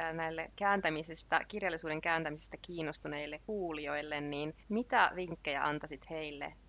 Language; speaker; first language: Finnish; native; Finnish